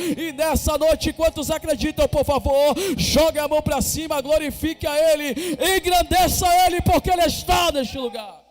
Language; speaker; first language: Portuguese; native; Portuguese